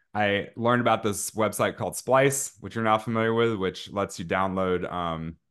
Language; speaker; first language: English; native; English